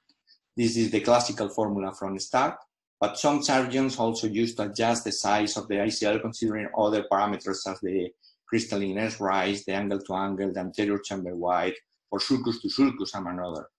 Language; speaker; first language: English; non-native, fluent; Spanish